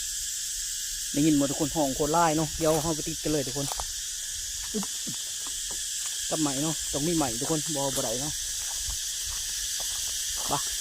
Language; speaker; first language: Thai; non-native, local second language; Northeastern Thai